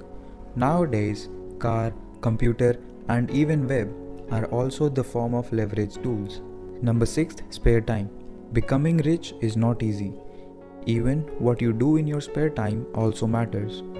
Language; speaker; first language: English; non-native, local second language; Hindi